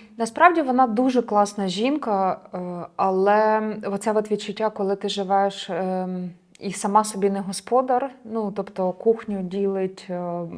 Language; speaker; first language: Ukrainian; native; Ukrainian